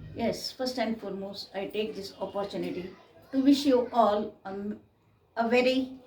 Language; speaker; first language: English; non-native, local second language; Kannada